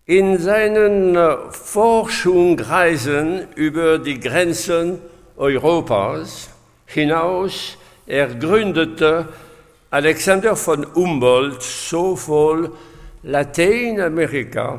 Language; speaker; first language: German; non-native, fluent; French